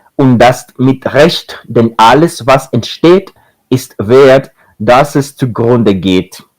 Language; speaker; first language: German; non-native, fluent; Spanish